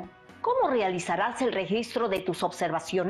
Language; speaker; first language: Spanish; native; Spanish